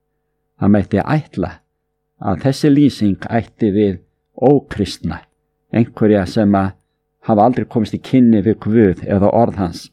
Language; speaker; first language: Icelandic; native; Icelandic